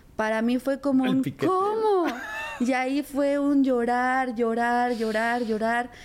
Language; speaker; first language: Spanish; native; Spanish